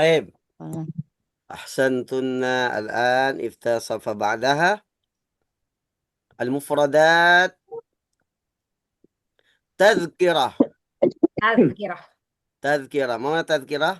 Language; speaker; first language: Arabic; non-native, fluent; Indonesian